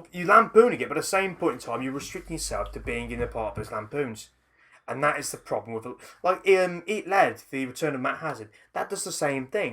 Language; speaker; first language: English; native; English